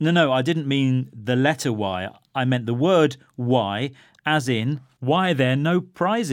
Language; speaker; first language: English; native; English